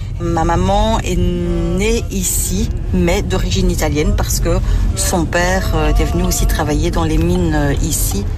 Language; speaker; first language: French; native; French